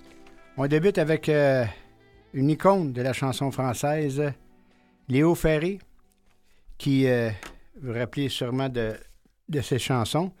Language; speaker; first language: French; native; French